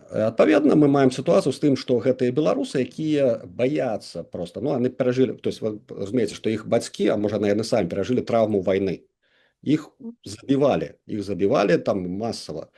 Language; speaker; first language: Belarusian; non-native, local second language; Russian